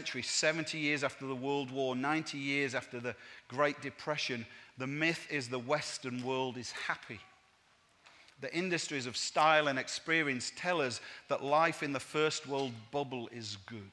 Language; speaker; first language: English; native; English